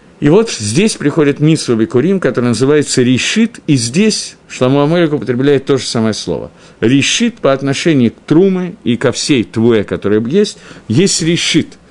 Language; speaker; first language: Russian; early bilingual, heritage; Russian